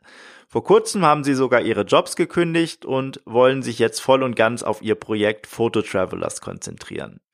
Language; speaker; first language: German; native; German